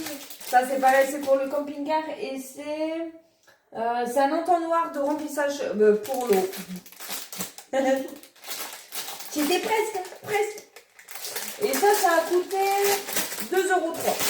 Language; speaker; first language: French; native; French